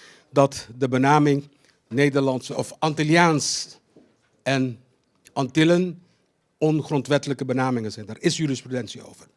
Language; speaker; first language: Dutch; non-native, local second language; Papiamento